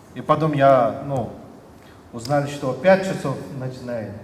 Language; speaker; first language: Russian; non-native, learner; English